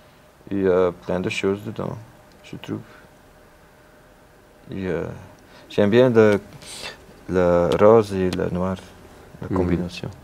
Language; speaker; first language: French; non-native, local second language; Dutch